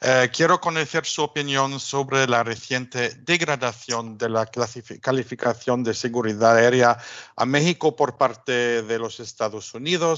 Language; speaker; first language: Spanish; non-native, fluent; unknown